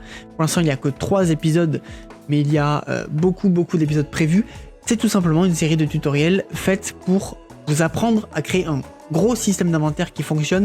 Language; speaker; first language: French; native; French